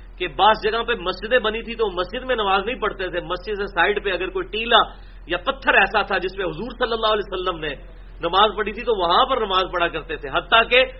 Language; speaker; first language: Urdu; non-native, local second language; Punjabi